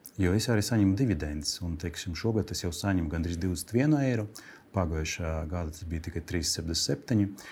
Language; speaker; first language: Latvian; non-native, local second language; Russian